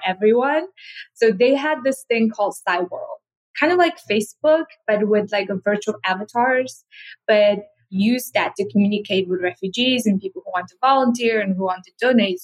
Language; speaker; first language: English; non-native, fluent; Korean